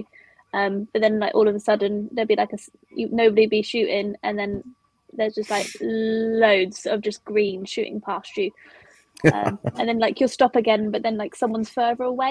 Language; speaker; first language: English; native; English